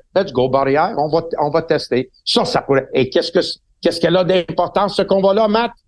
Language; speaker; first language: French; non-native, local second language; English